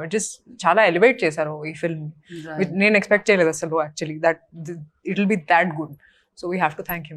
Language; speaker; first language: Telugu; non-native, fluent; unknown